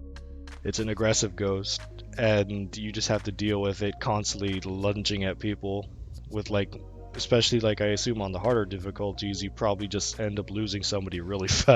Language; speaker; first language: English; native; English